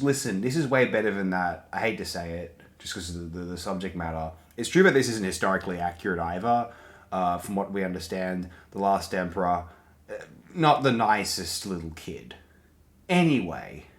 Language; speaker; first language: English; native; English